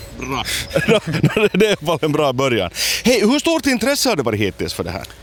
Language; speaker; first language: Swedish; native; Swedish